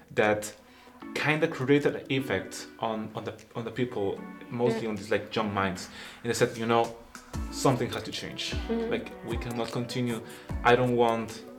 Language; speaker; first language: English; non-native, fluent; Spanish